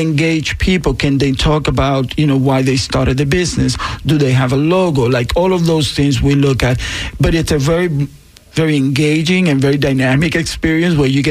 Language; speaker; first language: English; non-native, fluent; Spanish